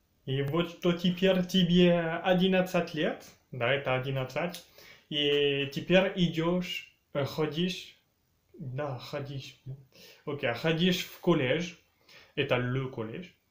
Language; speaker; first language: Russian; early bilingual, heritage; French